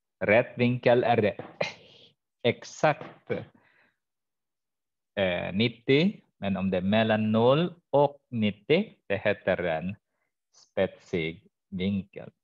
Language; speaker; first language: Swedish; non-native, fluent; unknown